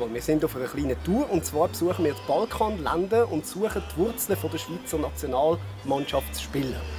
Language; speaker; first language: German; native; German